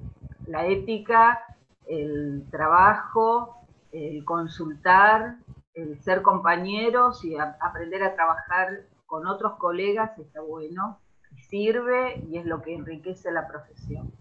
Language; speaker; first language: Spanish; native; Spanish